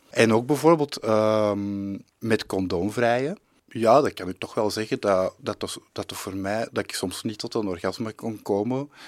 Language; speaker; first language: Dutch; native; Dutch